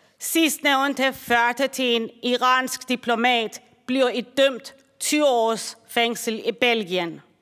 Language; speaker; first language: Danish; non-native, fluent; Persian